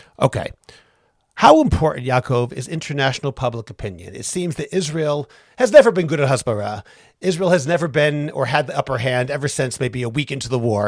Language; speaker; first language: English; native; English